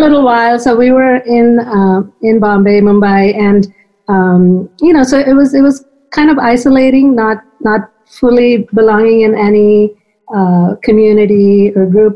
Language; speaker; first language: English; non-native, local second language; Hindi